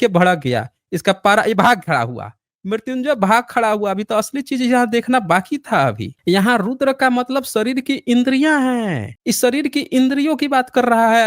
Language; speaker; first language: Hindi; native; Hindi